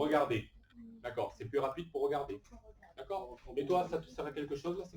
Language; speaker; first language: French; native; French